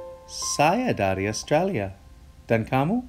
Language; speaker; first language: Indonesian; non-native, learner; English